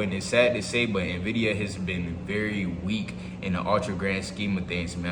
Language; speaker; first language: English; native; English